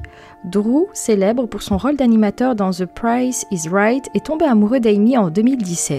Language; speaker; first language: French; native; French